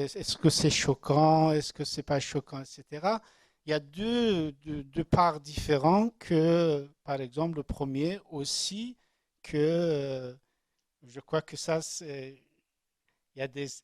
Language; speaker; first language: French; non-native, learner; Persian